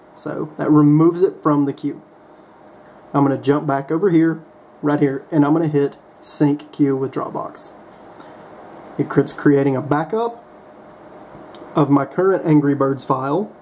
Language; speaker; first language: English; native; English